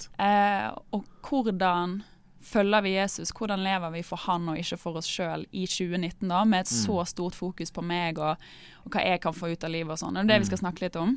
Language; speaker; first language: Norwegian; native; Norwegian